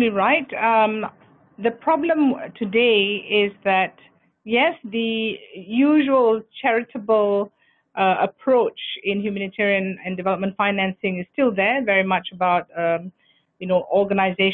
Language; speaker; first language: English; non-native, local second language; Malay